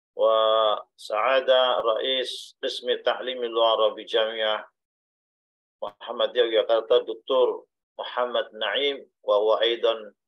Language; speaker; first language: Arabic; non-native, fluent; Indonesian